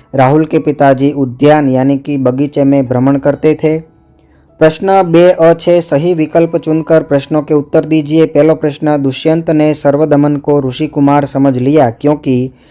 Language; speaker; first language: Hindi; non-native, local second language; Gujarati